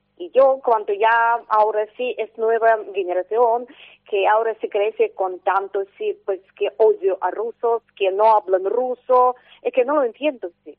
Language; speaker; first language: Spanish; non-native, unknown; Russian